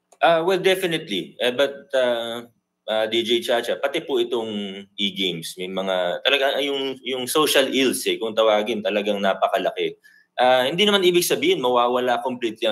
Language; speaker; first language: Filipino; native; Filipino